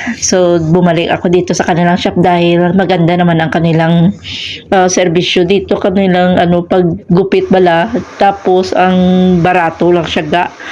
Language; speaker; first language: Filipino; native; Filipino